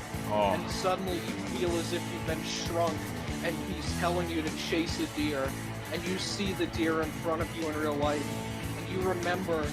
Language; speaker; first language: English; native; English